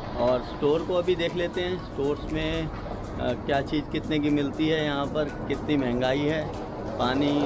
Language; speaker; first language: Hindi; native; Hindi